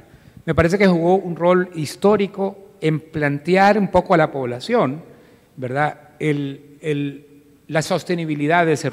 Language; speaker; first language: Spanish; native; Spanish